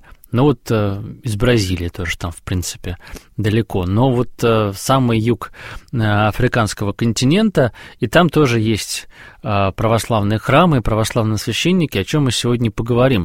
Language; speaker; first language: Russian; native; Russian